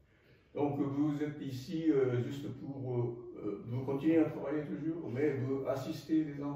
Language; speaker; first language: French; non-native, fluent; Japanese